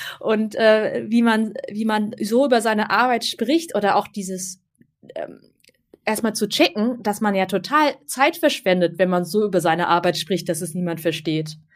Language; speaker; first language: German; early bilingual, other home language; Vietnamese